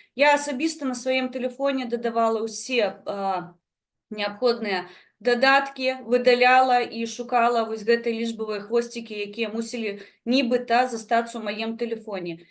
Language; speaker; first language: Belarusian; non-native, local second language; Russian